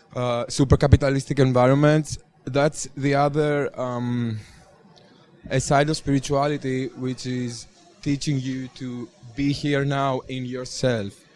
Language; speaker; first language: English; non-native, fluent; Greek